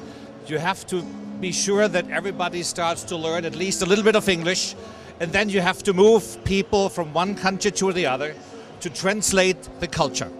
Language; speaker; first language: English; non-native, fluent; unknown